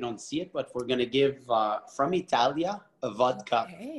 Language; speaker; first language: English; non-native, fluent; French